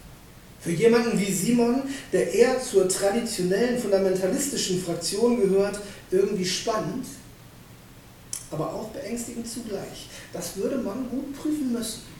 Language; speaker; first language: German; native; German